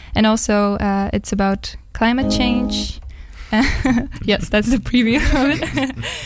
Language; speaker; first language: English; non-native, fluent; Polish